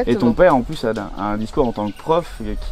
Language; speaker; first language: French; native; French